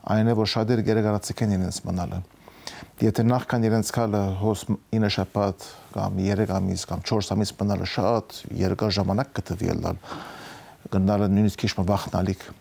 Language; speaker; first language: Armenian; early bilingual, heritage; Armenian